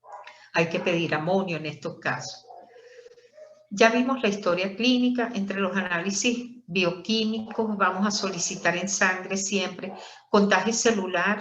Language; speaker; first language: Spanish; native; Spanish